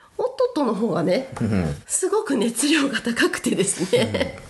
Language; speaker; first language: Japanese; native; Japanese